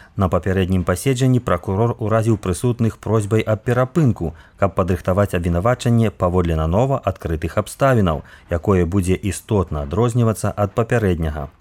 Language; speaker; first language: Belarusian; native; Belarusian